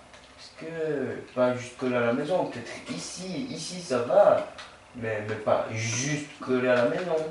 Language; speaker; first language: French; native; French